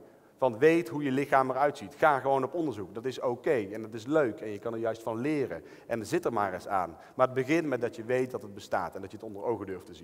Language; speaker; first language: Dutch; native; Dutch